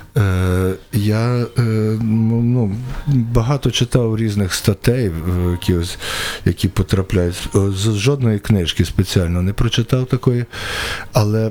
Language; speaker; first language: Ukrainian; native; Ukrainian